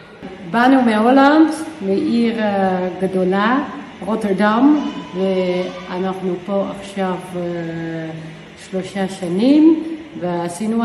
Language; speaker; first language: Hebrew; non-native, fluent; Dutch